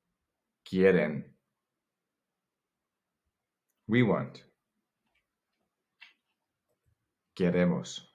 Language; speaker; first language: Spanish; non-native, fluent; English